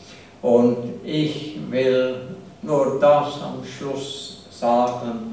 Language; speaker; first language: German; non-native, fluent; English